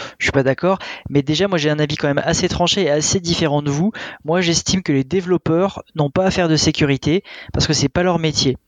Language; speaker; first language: French; native; French